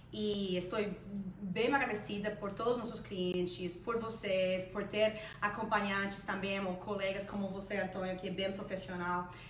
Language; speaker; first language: Portuguese; non-native, fluent; Spanish